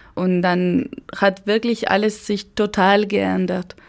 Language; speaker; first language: German; non-native, fluent; Spanish